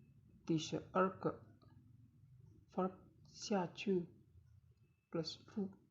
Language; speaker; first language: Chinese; non-native, learner; Indonesian